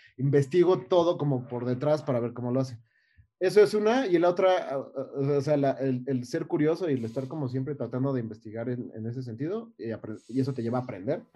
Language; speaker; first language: Spanish; native; Spanish